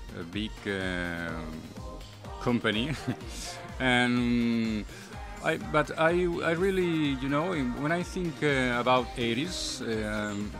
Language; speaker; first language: English; non-native, learner; Spanish